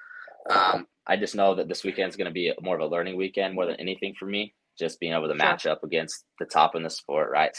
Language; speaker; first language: English; native; English